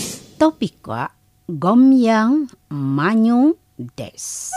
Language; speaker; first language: Japanese; non-native, fluent; Indonesian